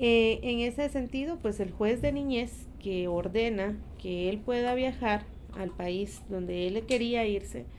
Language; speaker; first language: Spanish; native; Spanish